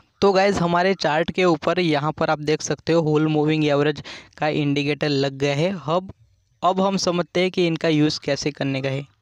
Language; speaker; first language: Hindi; non-native, local second language; Gujarati